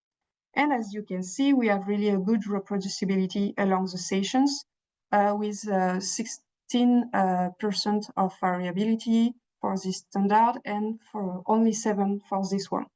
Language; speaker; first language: English; non-native, fluent; French